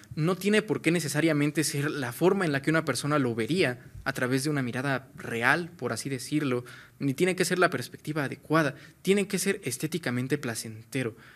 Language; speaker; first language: Spanish; native; Spanish